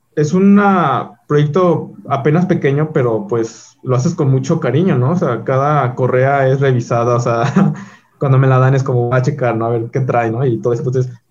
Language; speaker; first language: Spanish; native; Spanish